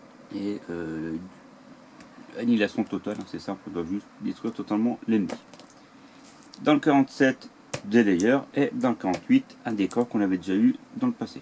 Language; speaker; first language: French; native; French